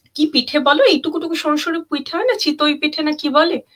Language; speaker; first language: Bangla; early bilingual, heritage; German